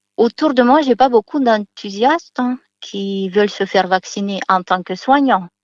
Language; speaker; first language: French; non-native, fluent; Romanian